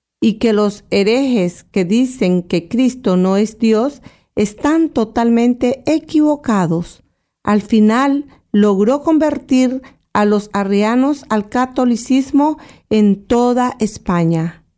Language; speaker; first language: Spanish; native; Spanish